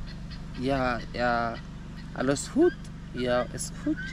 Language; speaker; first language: Dutch; non-native, learner; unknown